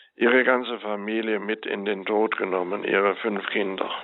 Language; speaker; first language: German; native; German